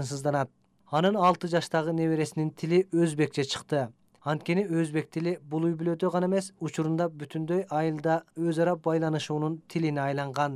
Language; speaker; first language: Kyrgyz; native; Kyrgyz